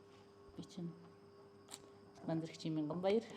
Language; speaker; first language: Mongolian; native; Mongolian